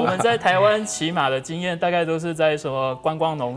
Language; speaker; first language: Chinese; native; Chinese